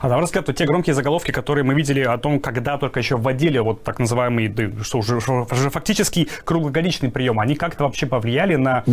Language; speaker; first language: Russian; native; Russian